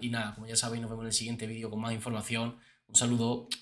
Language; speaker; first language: Spanish; native; Spanish